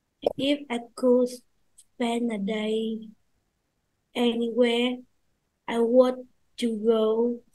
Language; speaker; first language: English; non-native, learner; Vietnamese